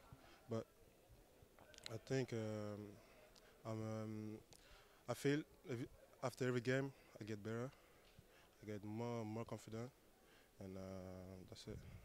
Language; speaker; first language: English; non-native, learner; French